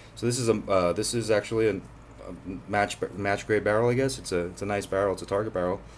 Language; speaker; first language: English; native; English